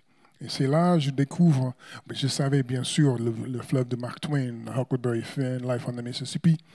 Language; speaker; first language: French; non-native, fluent; English